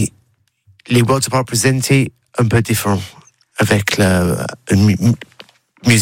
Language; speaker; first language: French; non-native, learner; English